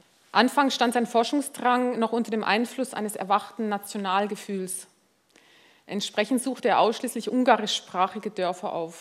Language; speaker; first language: German; non-native, fluent; Hungarian